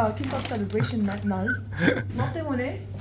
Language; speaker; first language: Korean; non-native, learner; Arabic